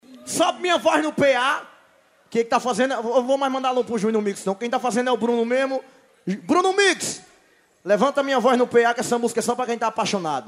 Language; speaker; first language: Portuguese; native; Portuguese